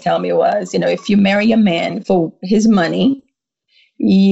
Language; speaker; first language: English; non-native, fluent; Portuguese